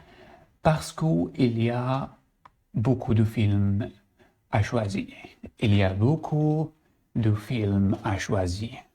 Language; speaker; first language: French; non-native, learner; Arabic